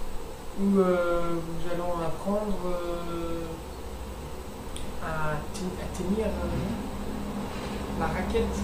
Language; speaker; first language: French; non-native, learner; English